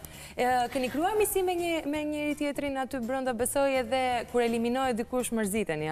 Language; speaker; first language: Albanian; native; Albanian